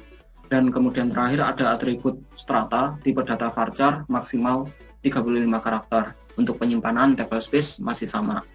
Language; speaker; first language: Indonesian; native; Indonesian